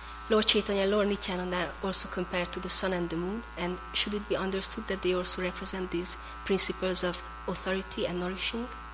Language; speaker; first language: English; non-native, fluent; Hungarian